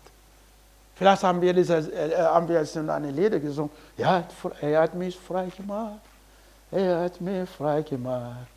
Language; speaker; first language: German; non-native, learner; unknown